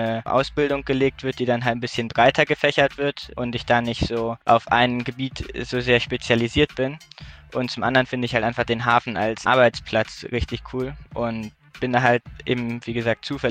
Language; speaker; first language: German; native; German